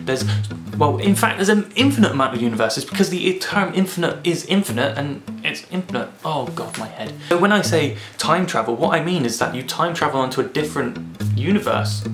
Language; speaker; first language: English; native; English